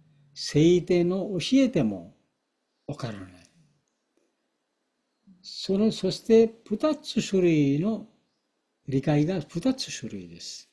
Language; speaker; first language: Japanese; non-native, fluent; Bangla